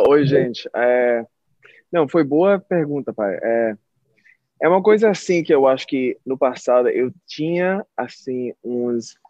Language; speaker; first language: Portuguese; early bilingual, heritage; Portuguese